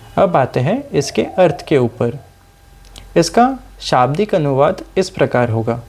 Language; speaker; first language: Hindi; non-native, local second language; Sindhi